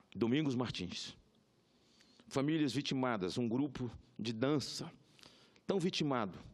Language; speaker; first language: Portuguese; native; Portuguese